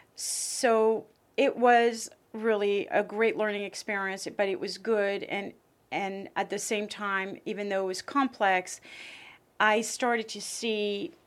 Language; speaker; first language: English; early bilingual, other home language; French